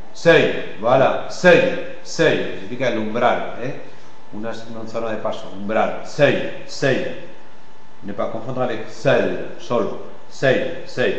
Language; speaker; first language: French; non-native, fluent; Spanish